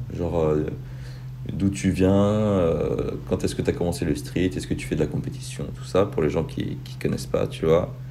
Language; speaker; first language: French; native; French